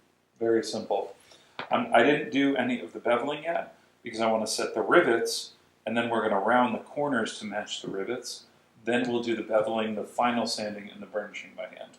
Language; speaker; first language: English; native; English